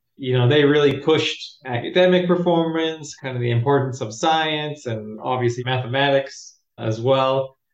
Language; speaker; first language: English; native; English